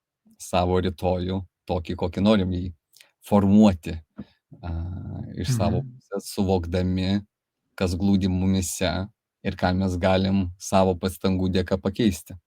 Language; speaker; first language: Lithuanian; native; Lithuanian